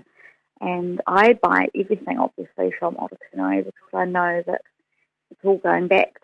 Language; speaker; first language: English; native; English